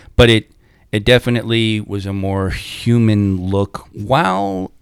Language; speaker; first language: English; native; English